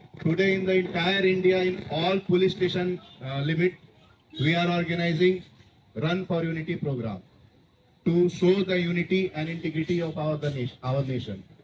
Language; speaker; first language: English; non-native, local second language; Telugu